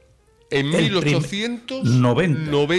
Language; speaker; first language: Spanish; native; Spanish